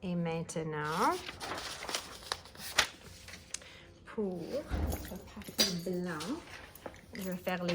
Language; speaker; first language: French; non-native, learner; English